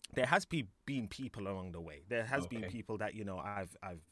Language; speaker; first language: English; native; English